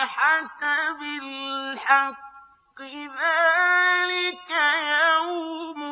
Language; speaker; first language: Arabic; native; Arabic